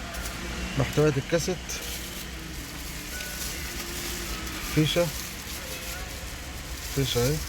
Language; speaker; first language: Arabic; native; Arabic